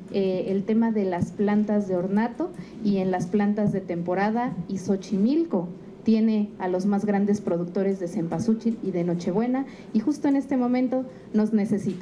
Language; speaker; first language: Spanish; native; Spanish